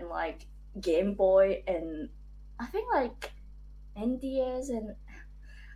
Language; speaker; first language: English; non-native, local second language; Cantonese